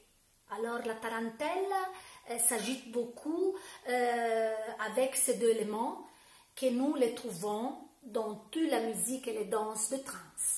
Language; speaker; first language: French; non-native, fluent; Italian